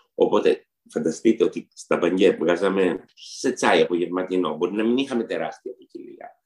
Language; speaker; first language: Greek; early bilingual, heritage; Greek